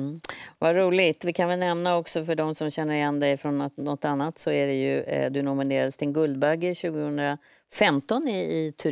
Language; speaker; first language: Swedish; native; Swedish